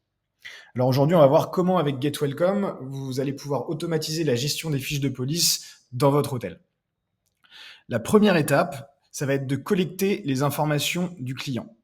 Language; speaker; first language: French; native; French